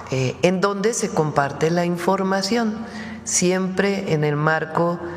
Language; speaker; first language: Spanish; native; Spanish